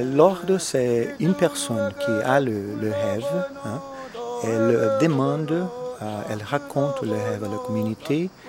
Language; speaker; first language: French; non-native, fluent; Portuguese